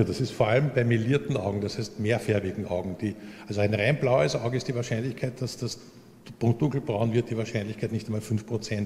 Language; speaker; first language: German; native; German